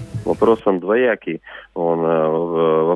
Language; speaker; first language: Russian; native; Russian